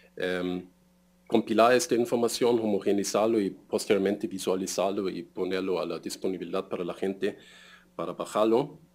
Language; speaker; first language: Spanish; non-native, fluent; German